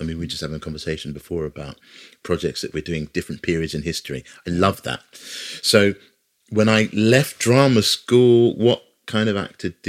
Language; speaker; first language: English; native; English